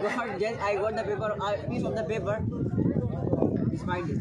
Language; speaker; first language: English; non-native, learner; Urdu